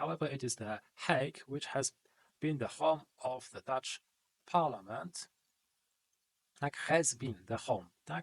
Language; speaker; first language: English; non-native, fluent; Polish